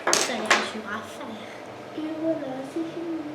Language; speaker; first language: French; native; French